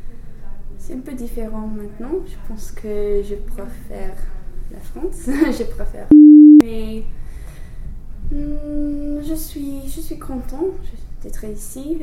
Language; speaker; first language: French; non-native, learner; English